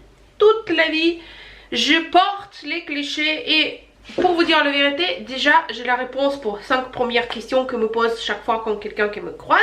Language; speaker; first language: French; non-native, fluent; Russian